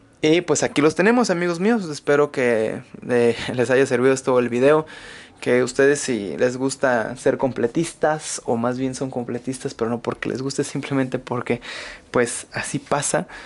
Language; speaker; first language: Spanish; native; Spanish